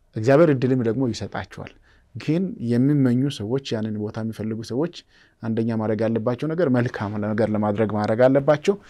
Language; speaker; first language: Amharic; non-native, local second language; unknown